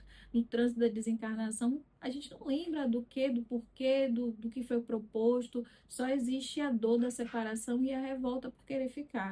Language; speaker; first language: Portuguese; native; Portuguese